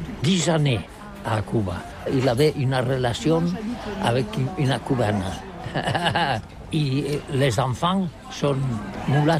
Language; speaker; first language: French; non-native, learner; Catalan